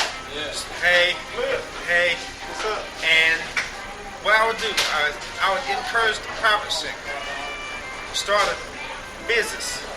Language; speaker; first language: English; native; English